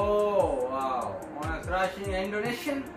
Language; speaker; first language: English; non-native, learner; Urdu